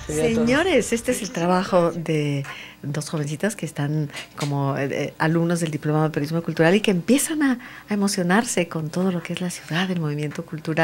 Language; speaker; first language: Spanish; native; Spanish